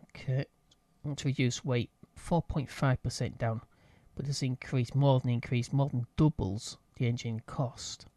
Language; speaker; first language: English; native; English